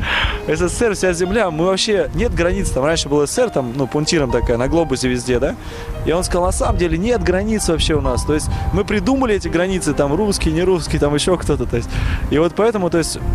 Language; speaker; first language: Russian; native; Russian